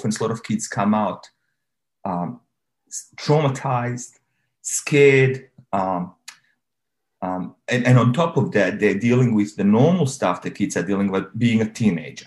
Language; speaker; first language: English; non-native, fluent; Bosnian